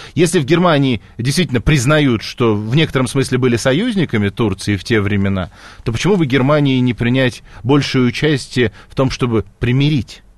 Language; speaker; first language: Russian; native; Russian